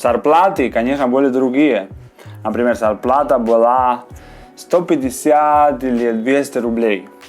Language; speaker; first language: Russian; non-native, fluent; Spanish